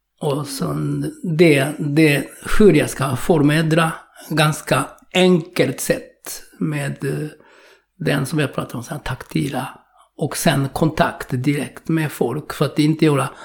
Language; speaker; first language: Swedish; non-native, fluent; Japanese